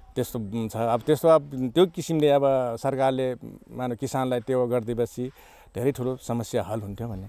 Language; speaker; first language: Nepali; non-native, local second language; Rana Tharu